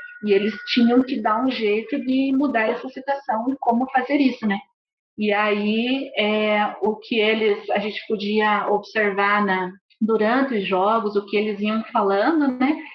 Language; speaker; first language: Portuguese; native; Portuguese